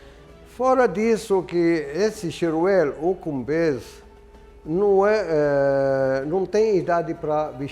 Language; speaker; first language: Portuguese; non-native, fluent; Arabic